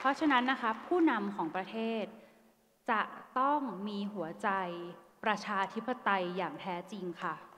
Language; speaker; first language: Thai; native; Thai